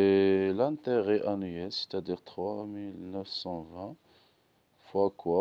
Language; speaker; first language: French; non-native, local second language; Arabic